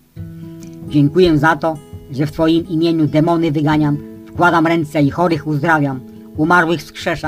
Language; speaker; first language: Polish; native; Polish